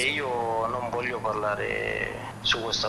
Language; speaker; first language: Italian; non-native, fluent; Punjabi